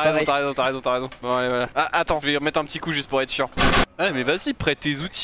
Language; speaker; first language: French; native; French